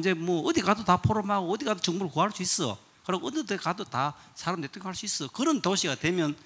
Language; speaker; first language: Korean; native; Korean